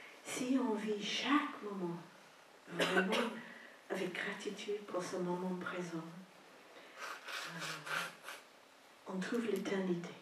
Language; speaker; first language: French; non-native, fluent; English